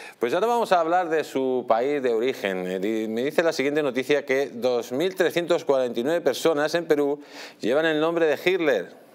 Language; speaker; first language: Spanish; native; Spanish